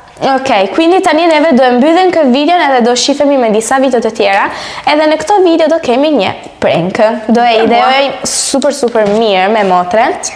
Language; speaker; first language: Albanian; early bilingual, heritage; Albanian